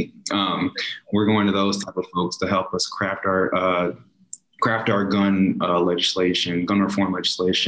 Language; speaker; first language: English; native; English